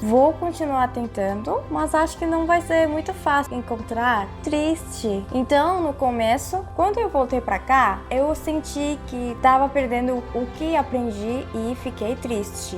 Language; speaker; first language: Portuguese; non-native, fluent; Korean